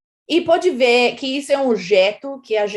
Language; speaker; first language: Portuguese; non-native, fluent; English